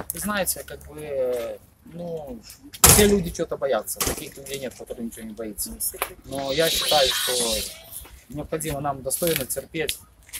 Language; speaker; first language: Russian; native; Russian